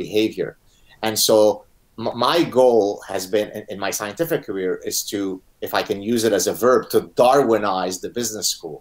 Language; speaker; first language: English; non-native, fluent; Arabic